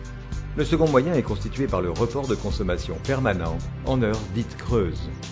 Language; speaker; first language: French; native; French